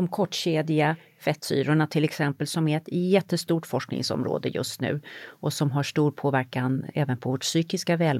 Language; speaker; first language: Swedish; native; Swedish